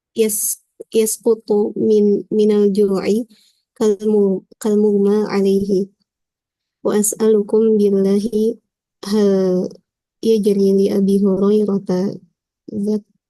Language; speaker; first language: Arabic; non-native, learner; Indonesian